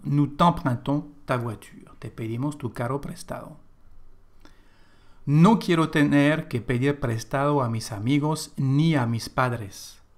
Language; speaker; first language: Spanish; non-native, fluent; French